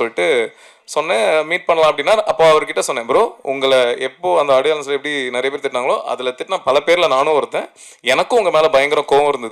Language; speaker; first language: Tamil; native; Tamil